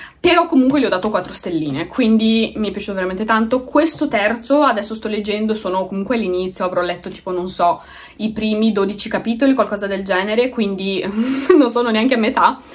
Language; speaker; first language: Italian; early bilingual, other home language; Romanian